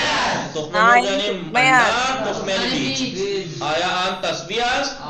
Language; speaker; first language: Persian; non-native, fluent; Urdu